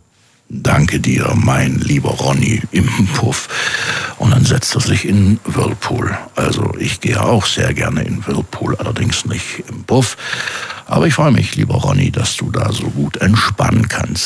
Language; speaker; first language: German; native; German